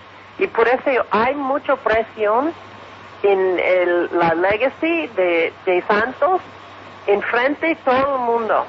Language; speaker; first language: Spanish; non-native, fluent; English